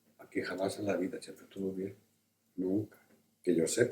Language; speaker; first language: Spanish; native; Spanish